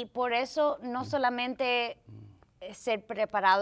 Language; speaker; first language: Spanish; early bilingual, heritage; Spanish